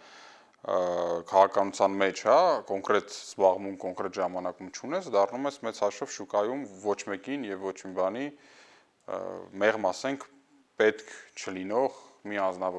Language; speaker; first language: Armenian; native; Armenian